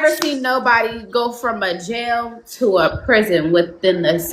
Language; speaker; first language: English; native; English